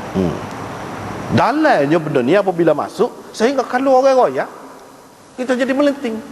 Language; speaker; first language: Malay; native; Malay